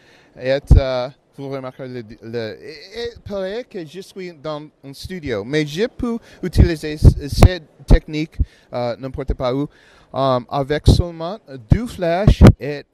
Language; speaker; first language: French; non-native, learner; English